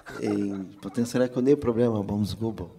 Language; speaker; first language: Slovenian; non-native, fluent; Portuguese